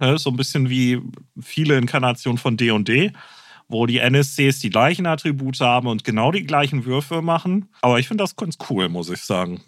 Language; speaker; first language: German; native; German